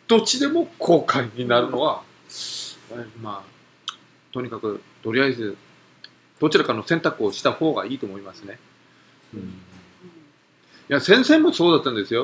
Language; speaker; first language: Japanese; non-native, fluent; Korean